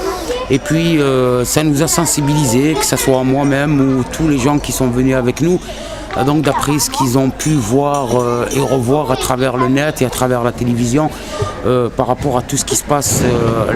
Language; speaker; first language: French; native; French